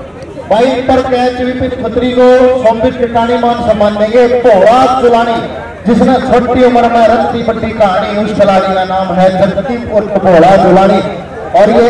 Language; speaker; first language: Hindi; native; Hindi